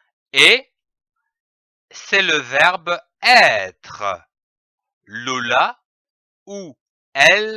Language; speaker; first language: French; native; French